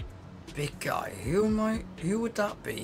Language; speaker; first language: English; native; English